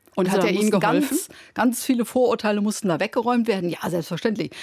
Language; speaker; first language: German; native; German